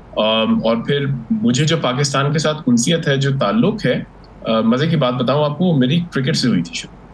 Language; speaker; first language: Urdu; early bilingual, heritage; Urdu